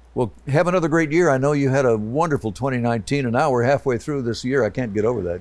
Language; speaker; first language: English; native; English